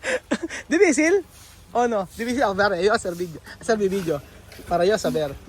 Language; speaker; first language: Spanish; non-native, learner; Filipino